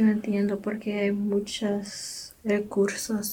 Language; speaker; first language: Spanish; non-native, learner; English